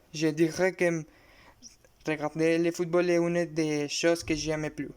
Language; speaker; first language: French; non-native, learner; Spanish